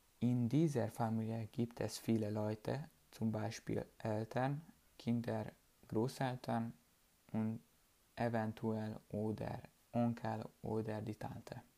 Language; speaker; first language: German; non-native, learner; Hungarian